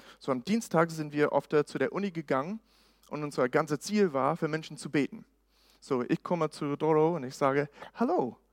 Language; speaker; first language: German; non-native, fluent; English